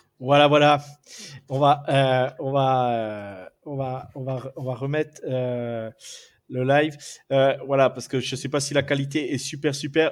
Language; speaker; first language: French; native; French